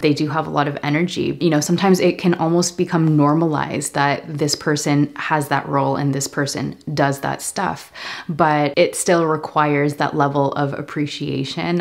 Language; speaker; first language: English; native; English